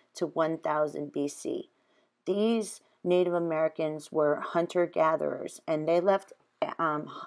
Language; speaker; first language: English; native; English